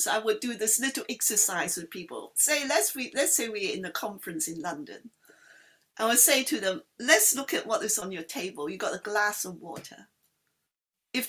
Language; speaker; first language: English; non-native, local second language; Cantonese